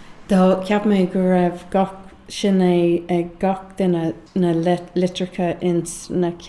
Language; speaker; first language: Irish; non-native, learner; English